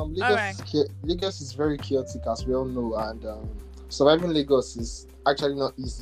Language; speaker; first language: English; non-native, local second language; Yoruba